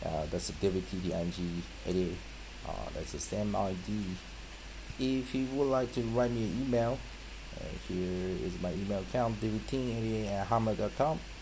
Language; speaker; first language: English; non-native, fluent; Chinese